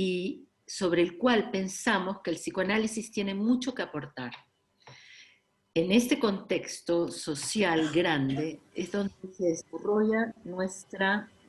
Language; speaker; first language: Spanish; native; Spanish